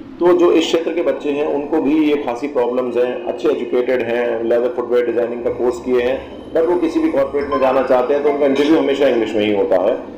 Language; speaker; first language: Hindi; native; Hindi